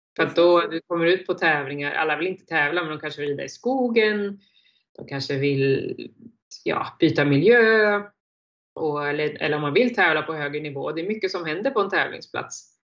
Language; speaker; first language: Swedish; native; Swedish